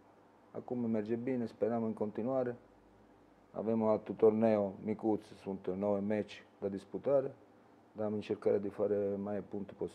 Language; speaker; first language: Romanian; non-native, learner; Italian